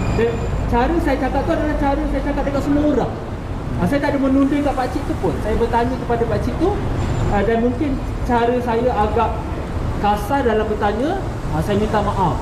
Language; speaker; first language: Malay; native; Malay